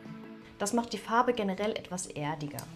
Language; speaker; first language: German; native; German